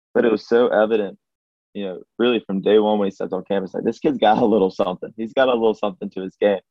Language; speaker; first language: English; native; English